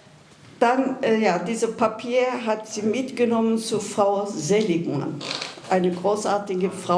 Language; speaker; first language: German; non-native, fluent; Kurdish